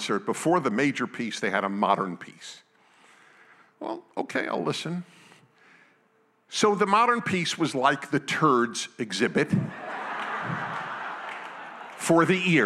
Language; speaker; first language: English; native; English